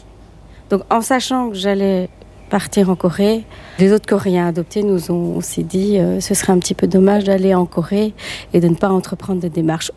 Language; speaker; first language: French; native; French